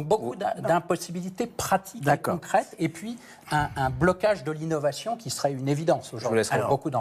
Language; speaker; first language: French; native; French